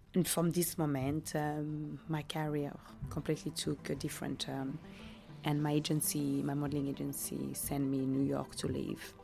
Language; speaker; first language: English; non-native, fluent; French